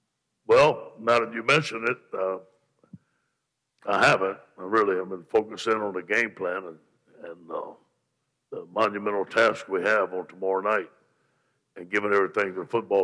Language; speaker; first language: English; native; English